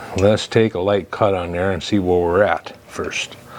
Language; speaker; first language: English; native; English